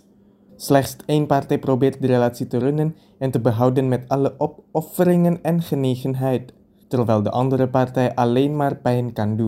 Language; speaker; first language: Dutch; non-native, fluent; Indonesian